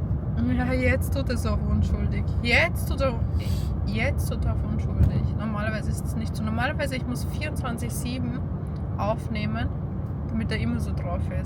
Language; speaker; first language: German; early bilingual, other home language; Bosnian